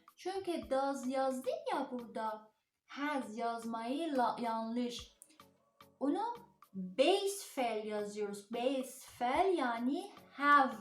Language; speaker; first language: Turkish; non-native, learner; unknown